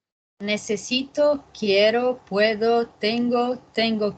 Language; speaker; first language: Spanish; non-native, learner; Portuguese